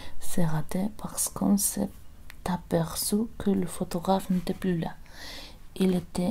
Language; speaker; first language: French; non-native, learner; Spanish